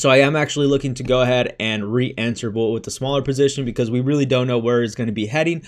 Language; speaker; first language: English; native; English